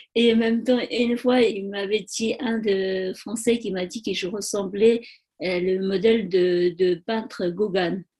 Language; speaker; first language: French; non-native, learner; Tibetan